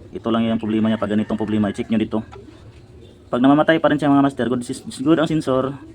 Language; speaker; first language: Filipino; non-native, local second language; Cebuano